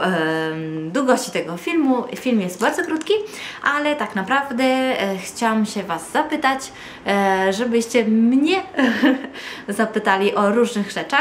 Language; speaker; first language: Polish; non-native, fluent; Italian